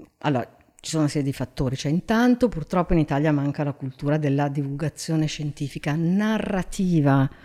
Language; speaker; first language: Italian; native; Italian